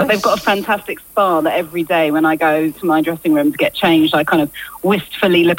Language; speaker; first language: English; native; English